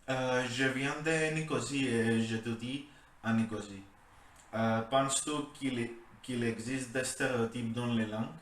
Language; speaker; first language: French; non-native, learner; Greek